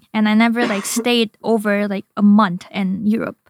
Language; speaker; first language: English; non-native, fluent; Indonesian